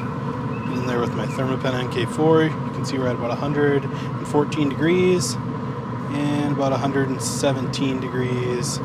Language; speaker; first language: English; native; English